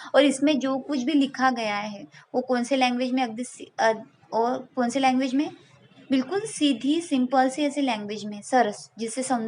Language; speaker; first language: Hindi; non-native, local second language; Marathi